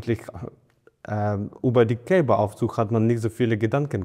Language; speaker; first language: German; non-native, fluent; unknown